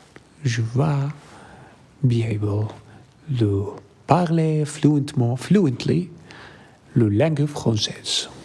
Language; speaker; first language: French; non-native, learner; Arabic